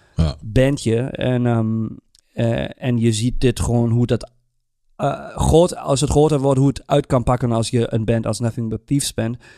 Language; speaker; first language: Dutch; non-native, fluent; German